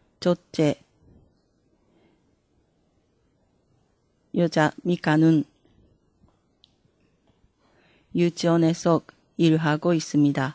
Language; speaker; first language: Korean; non-native, fluent; Japanese